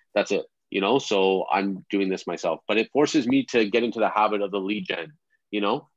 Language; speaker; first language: English; native; English